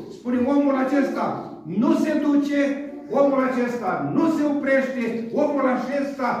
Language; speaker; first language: Romanian; native; Romanian